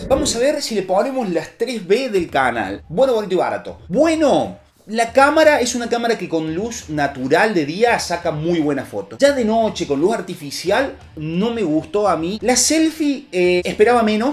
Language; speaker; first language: Spanish; native; Spanish